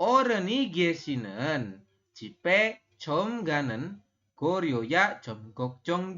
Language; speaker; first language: Korean; non-native, fluent; Indonesian